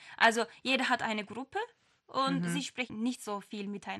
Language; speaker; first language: German; non-native, fluent; Turkish